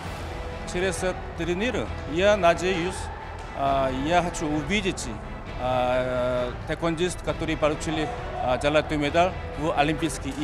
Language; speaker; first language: Russian; non-native, learner; Korean